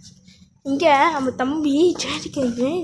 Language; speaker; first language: Tamil; native; Tamil